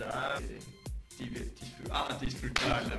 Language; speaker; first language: Spanish; non-native, learner; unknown